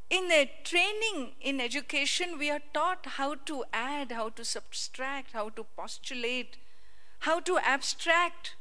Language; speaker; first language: English; non-native, local second language; Hindi